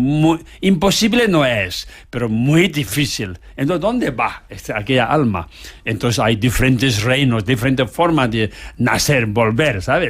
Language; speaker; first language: Spanish; non-native, learner; Tibetan